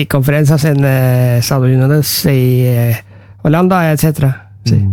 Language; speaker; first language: Spanish; non-native, learner; Norwegian